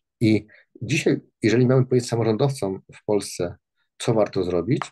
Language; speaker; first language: Polish; native; Polish